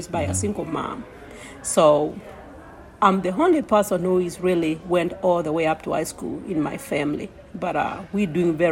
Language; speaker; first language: English; non-native, local second language; Kamba